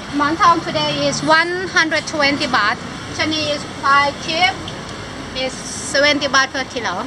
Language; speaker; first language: English; non-native, local second language; Thai